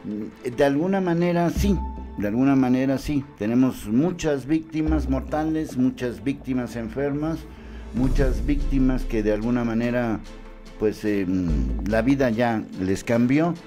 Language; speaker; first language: Spanish; native; Spanish